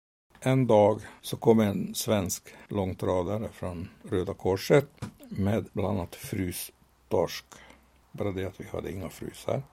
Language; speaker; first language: Swedish; non-native, fluent; Hungarian